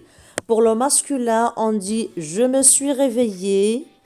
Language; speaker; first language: French; non-native, local second language; Arabic